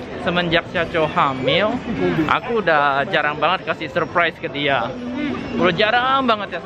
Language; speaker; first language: Indonesian; native; Indonesian